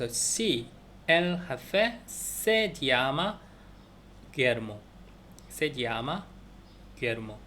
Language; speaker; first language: Spanish; non-native, learner; Korean